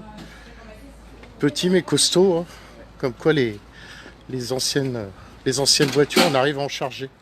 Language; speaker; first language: French; native; French